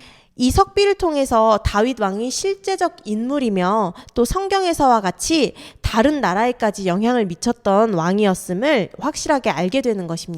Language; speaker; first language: Korean; native; Korean